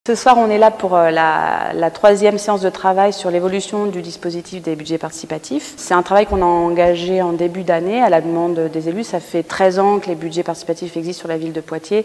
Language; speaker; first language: French; native; French